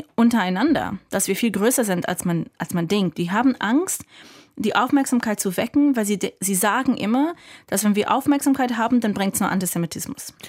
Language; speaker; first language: German; non-native, fluent; English